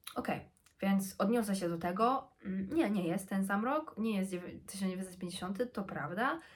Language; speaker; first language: Polish; early bilingual, heritage; Polish